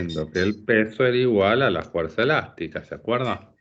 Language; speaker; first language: Spanish; native; Spanish